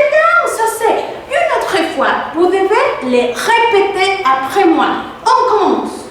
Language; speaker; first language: French; non-native, fluent; Spanish